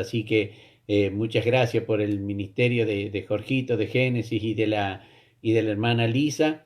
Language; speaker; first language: Spanish; native; Spanish